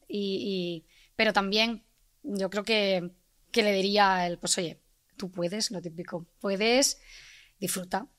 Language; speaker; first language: Spanish; native; Spanish